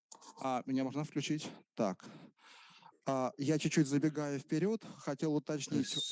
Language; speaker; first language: Russian; native; Russian